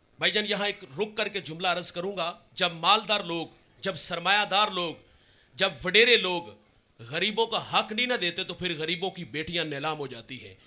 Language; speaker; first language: Urdu; non-native, local second language; Punjabi